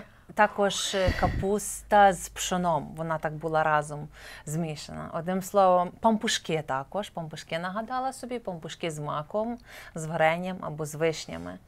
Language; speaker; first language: Ukrainian; native; Ukrainian